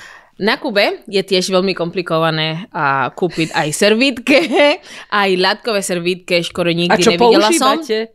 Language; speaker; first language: Slovak; non-native, learner; Spanish